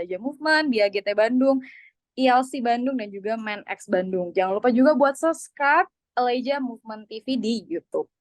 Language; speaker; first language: Indonesian; native; Indonesian